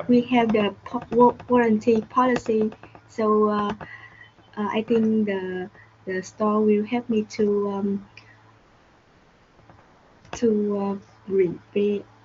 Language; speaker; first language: English; non-native, learner; Vietnamese